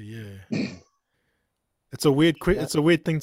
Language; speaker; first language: English; native; English